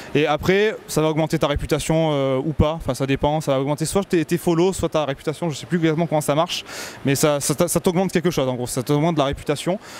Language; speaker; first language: French; native; French